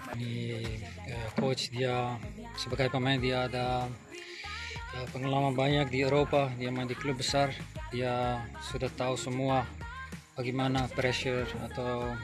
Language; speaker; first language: Indonesian; non-native, fluent; Dutch